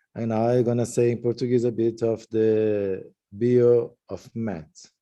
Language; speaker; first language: English; non-native, fluent; Portuguese